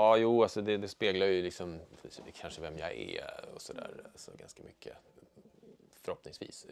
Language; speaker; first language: Swedish; native; Swedish